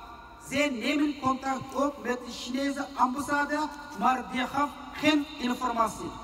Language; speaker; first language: Dutch; non-native, fluent; Uyghur